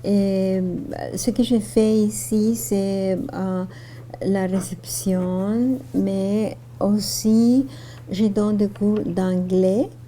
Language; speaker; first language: French; non-native, fluent; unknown